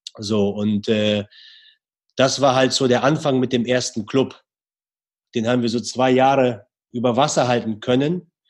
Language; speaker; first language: German; early bilingual, other home language; Russian